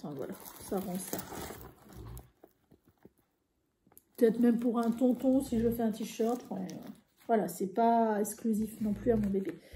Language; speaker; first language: French; native; French